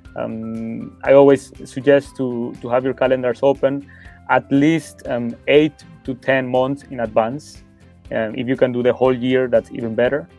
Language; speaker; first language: English; non-native, fluent; Spanish